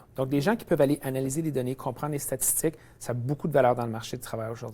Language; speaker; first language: French; native; French